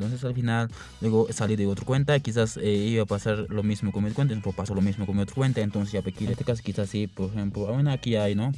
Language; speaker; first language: Spanish; non-native, local second language; Quechua